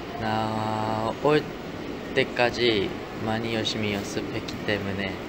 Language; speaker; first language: Korean; non-native, fluent; Japanese